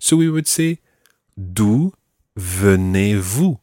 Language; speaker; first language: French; non-native, fluent; English